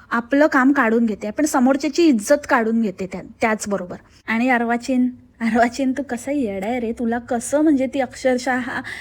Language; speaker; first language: Marathi; native; Marathi